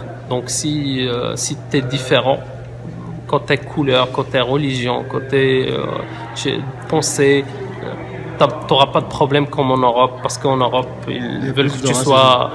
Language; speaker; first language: French; non-native, local second language; Arabic